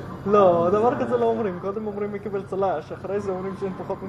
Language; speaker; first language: Hebrew; native; Hebrew